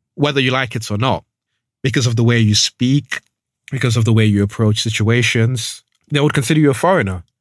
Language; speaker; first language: English; early bilingual, other home language; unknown